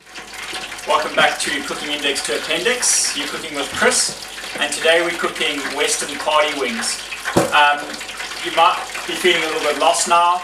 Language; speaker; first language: English; native; English